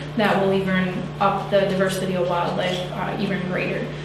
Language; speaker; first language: English; native; English